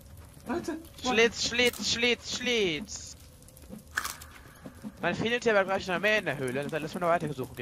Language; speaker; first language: German; native; German